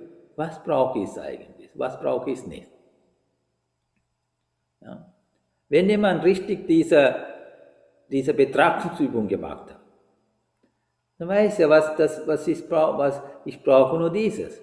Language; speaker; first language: German; non-native, fluent; Sinhala